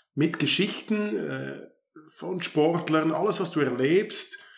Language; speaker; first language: German; native; German